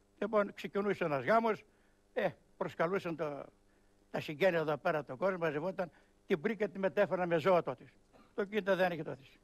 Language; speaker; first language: Greek; native; Greek